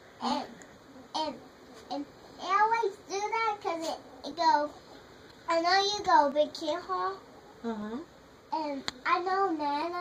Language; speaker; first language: English; native; English